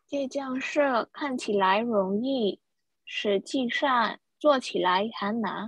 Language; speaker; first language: Chinese; non-native, learner; Burmese